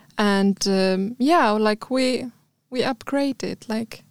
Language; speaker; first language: English; non-native, fluent; Arabic